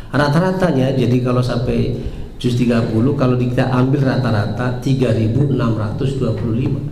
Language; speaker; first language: Indonesian; native; Indonesian